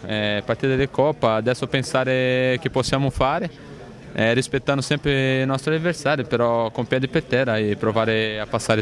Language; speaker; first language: Italian; non-native, fluent; Portuguese